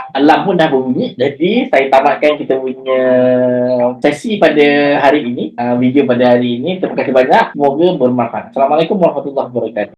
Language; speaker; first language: Malay; native; Malay